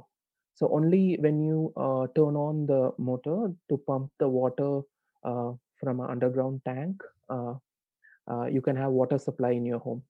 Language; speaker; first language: English; non-native, local second language; Tamil